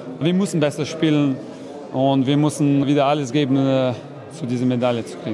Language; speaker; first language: German; non-native, fluent; Slovenian